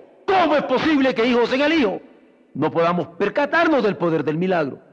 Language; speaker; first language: Spanish; native; Spanish